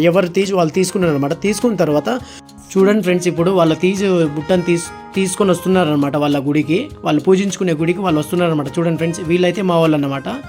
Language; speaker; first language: Telugu; non-native, local second language; Lambadi